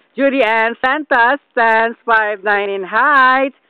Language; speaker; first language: English; non-native, local second language; Filipino